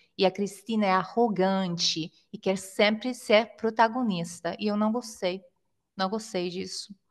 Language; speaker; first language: Portuguese; non-native, fluent; Italian